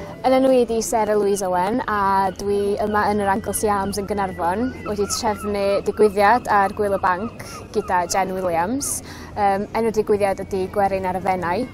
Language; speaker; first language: Welsh; native; Welsh